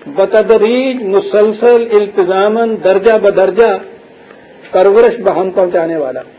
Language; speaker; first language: Urdu; native; Urdu